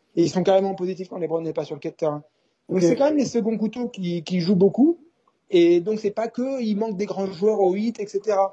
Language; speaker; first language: French; native; French